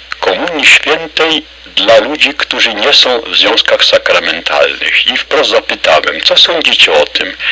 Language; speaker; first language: Polish; native; Polish